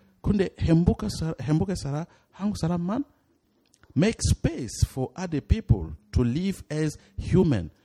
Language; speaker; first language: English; non-native, fluent; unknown